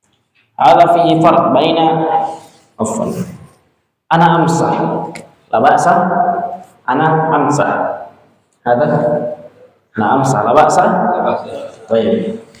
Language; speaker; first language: Arabic; non-native, fluent; Indonesian